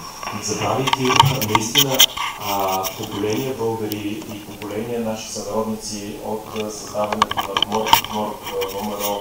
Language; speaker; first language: Bulgarian; native; Bulgarian